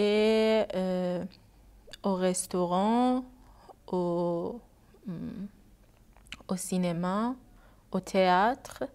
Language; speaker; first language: French; non-native, learner; Persian